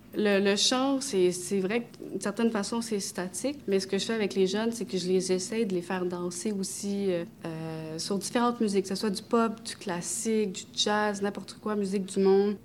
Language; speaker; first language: French; early bilingual, other home language; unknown